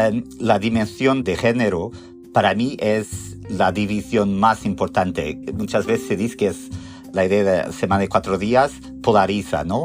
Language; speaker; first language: Spanish; non-native, fluent; Portuguese